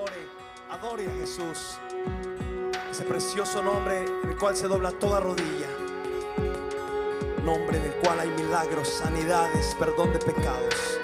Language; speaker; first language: Spanish; native; Spanish